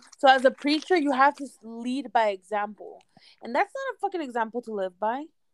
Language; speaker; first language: English; early bilingual, other home language; Spanish